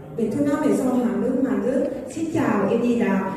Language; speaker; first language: Korean; non-native, learner; Vietnamese